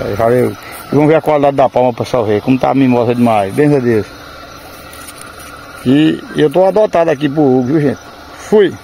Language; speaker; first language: Portuguese; native; Portuguese